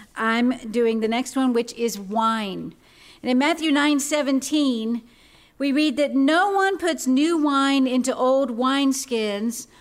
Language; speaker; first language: English; native; English